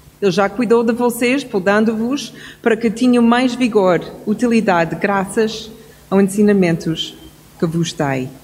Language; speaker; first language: Portuguese; non-native, fluent; English